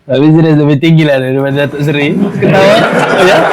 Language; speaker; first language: Malay; native; Malay